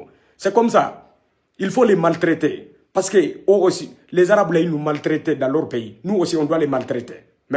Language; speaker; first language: French; non-native, local second language; Wolof